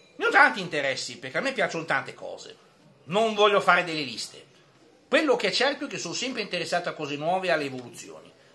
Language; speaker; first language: Italian; non-native, fluent; French